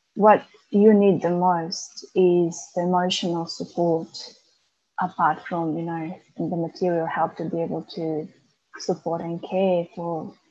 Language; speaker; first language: English; non-native, fluent; Macedonian